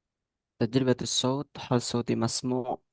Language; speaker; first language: Arabic; non-native, fluent; Indonesian